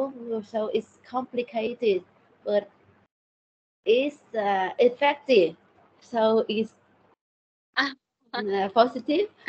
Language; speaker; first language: English; non-native, learner; Thai